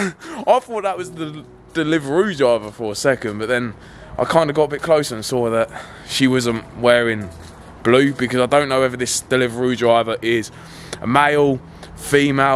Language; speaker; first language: English; native; English